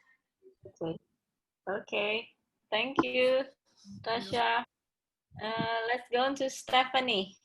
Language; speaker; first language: English; non-native, fluent; Indonesian